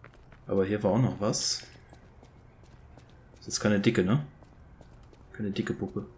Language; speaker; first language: German; native; German